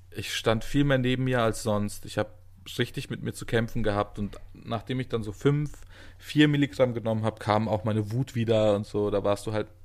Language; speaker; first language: German; native; German